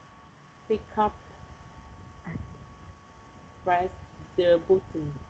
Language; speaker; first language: English; non-native, learner; Vietnamese